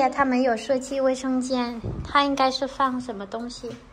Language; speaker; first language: Chinese; non-native, fluent; Vietnamese